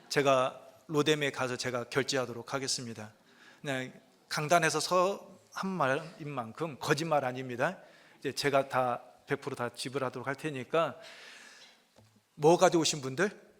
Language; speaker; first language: Korean; native; Korean